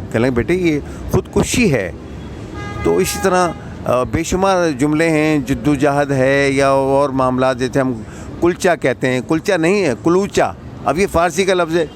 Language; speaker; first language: Urdu; non-native, local second language; Punjabi